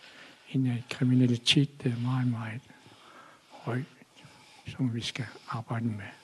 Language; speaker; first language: Danish; non-native, local second language; Kalaallisut